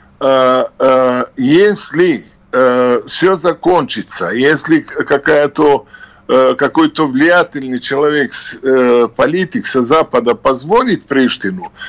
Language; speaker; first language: Russian; non-native, fluent; Serbian